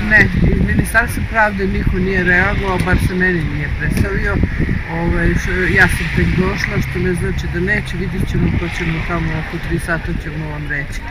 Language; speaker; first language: Bosnian; native; Bosnian